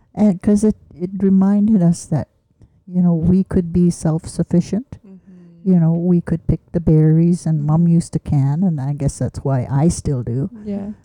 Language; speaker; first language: English; native; English